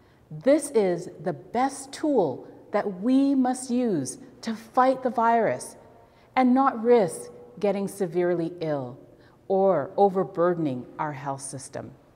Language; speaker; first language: English; native; English